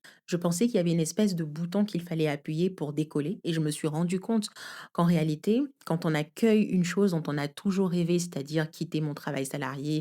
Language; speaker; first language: French; native; French